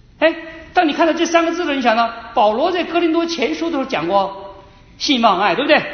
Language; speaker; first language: Chinese; native; Chinese